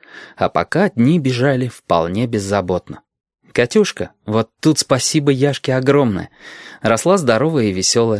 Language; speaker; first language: Russian; native; Russian